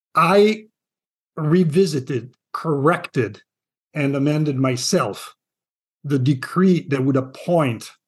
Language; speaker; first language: English; non-native, fluent; Italian